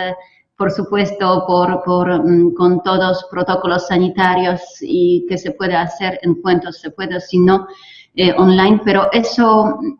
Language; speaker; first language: Spanish; non-native, fluent; Polish